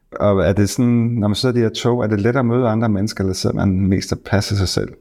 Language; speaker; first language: Danish; native; Danish